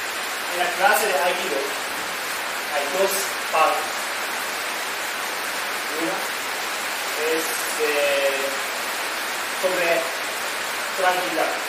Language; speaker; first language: Spanish; non-native, learner; Japanese